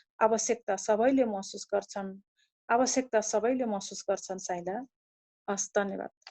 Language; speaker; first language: Nepali; non-native, local second language; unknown